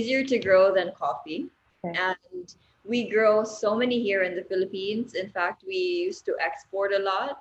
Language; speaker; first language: English; non-native, local second language; Cebuano